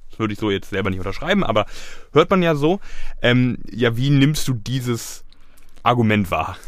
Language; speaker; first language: German; native; German